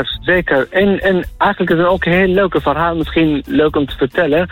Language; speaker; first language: Dutch; non-native, fluent; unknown